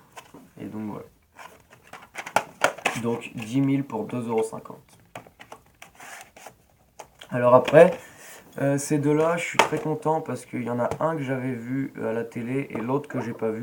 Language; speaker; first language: French; native; French